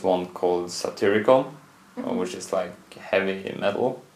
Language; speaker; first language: English; non-native, fluent; Norwegian